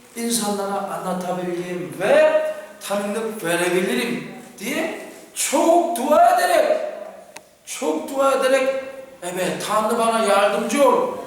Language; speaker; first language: Turkish; non-native, fluent; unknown